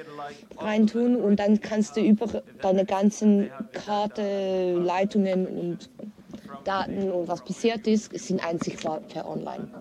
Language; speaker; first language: German; non-native, learner; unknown